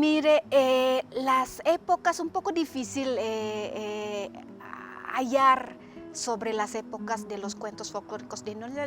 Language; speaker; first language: Spanish; non-native, fluent; Indonesian